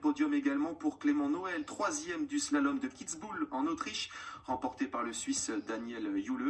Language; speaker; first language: French; native; French